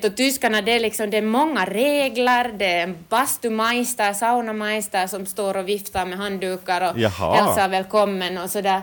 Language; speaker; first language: Swedish; native; Swedish